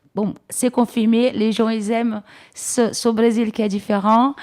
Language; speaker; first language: French; non-native, fluent; Portuguese